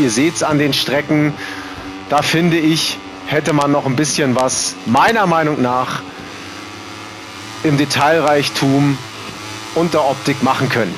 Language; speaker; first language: German; native; German